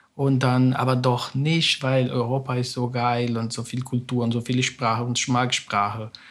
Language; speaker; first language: German; non-native, fluent; Spanish